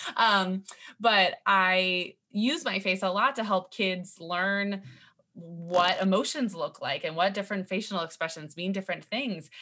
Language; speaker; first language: English; native; English